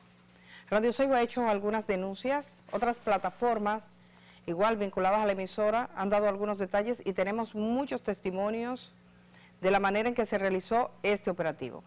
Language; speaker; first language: Spanish; native; Spanish